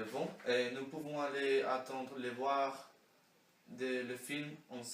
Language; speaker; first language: French; non-native, learner; Spanish